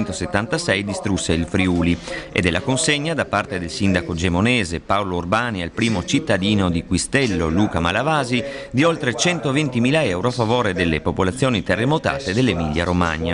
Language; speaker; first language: Italian; native; Italian